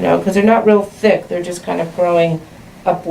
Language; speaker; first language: English; native; English